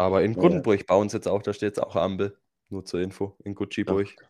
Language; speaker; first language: German; native; German